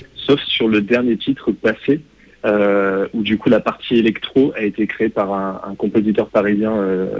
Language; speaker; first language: French; native; French